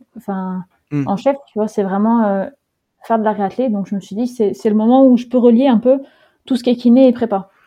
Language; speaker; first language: French; early bilingual, heritage; Dutch